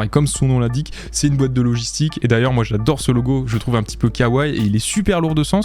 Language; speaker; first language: French; native; French